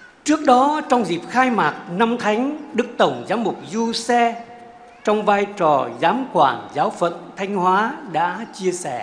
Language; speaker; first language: Vietnamese; native; Vietnamese